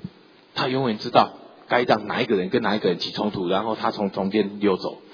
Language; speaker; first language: Chinese; native; Chinese